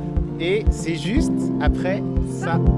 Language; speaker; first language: French; native; French